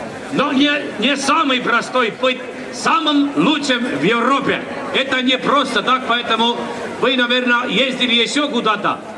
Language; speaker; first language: Russian; non-native, local second language; Estonian